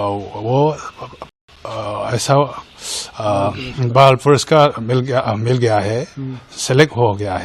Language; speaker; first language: Hindi; non-native, local second language; Manipuri